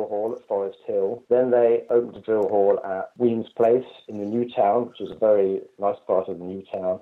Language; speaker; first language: English; native; English